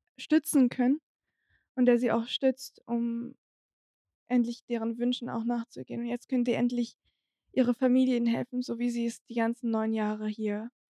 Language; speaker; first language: German; non-native, fluent; Arabic